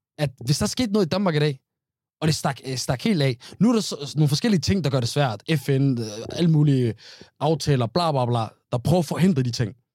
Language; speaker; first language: Danish; native; Danish